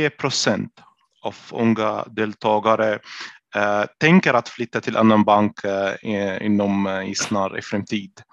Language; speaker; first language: Swedish; non-native, fluent; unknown